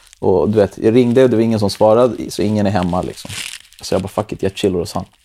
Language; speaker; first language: Swedish; early bilingual, other home language; Spanish